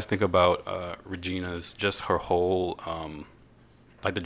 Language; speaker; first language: English; native; English